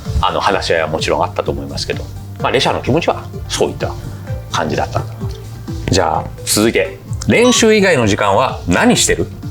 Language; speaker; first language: Japanese; native; Japanese